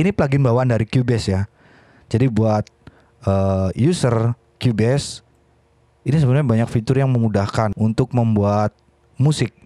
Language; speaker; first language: Indonesian; native; Indonesian